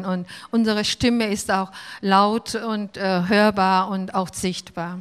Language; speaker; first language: German; non-native, fluent; Korean